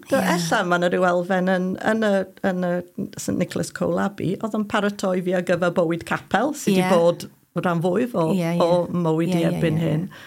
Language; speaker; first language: Welsh; non-native, fluent; English